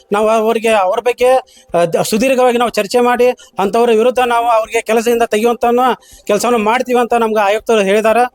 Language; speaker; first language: Kannada; native; Kannada